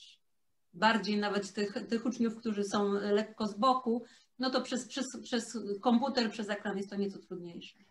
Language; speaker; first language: Polish; native; Polish